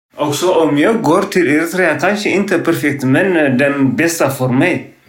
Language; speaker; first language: Swedish; non-native, learner; Tigrinya